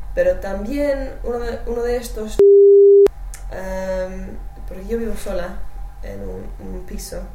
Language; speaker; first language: Spanish; non-native, fluent; English